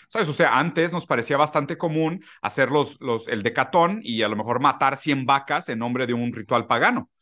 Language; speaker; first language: Spanish; early bilingual, other home language; Portuguese